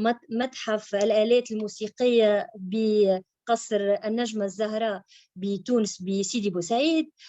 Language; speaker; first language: Arabic; native; Arabic